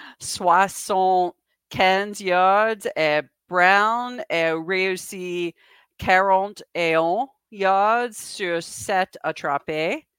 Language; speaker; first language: French; non-native, learner; English